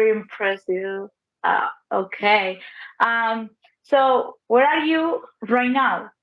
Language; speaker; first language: English; non-native, learner; Spanish